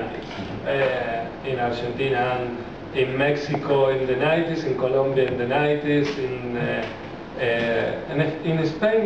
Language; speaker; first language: English; non-native, learner; Spanish